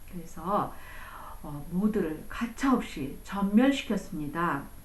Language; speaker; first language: Korean; native; Korean